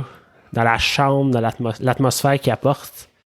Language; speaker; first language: French; native; French